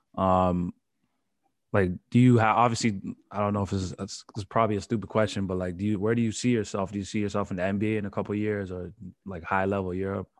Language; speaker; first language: English; native; English